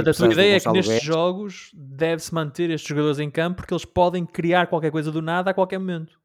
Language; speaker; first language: Portuguese; native; Portuguese